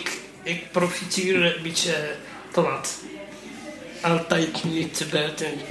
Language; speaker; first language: Dutch; non-native, learner; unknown